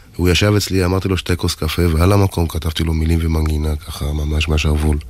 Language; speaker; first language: Hebrew; native; Hebrew